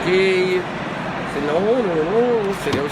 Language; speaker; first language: French; non-native, learner; Russian